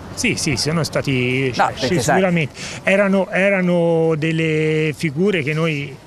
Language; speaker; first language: Italian; native; Italian